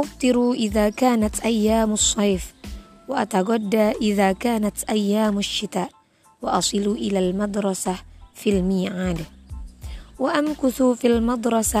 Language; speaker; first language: Arabic; non-native, learner; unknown